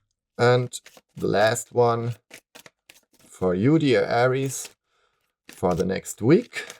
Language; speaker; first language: English; non-native, fluent; German